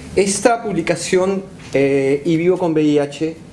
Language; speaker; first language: Spanish; native; Spanish